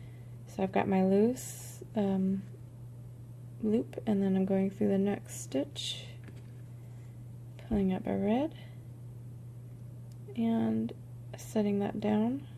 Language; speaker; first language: English; native; English